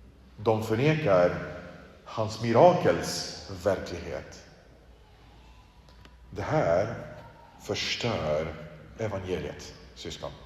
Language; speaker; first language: Swedish; early bilingual, other home language; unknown